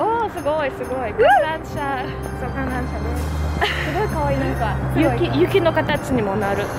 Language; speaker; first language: Japanese; non-native, learner; Russian